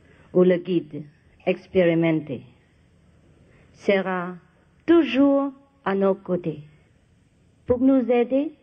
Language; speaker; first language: French; non-native, learner; Vietnamese